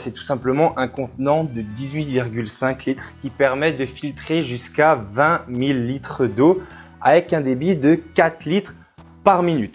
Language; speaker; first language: French; native; French